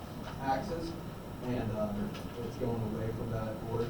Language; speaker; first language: English; native; English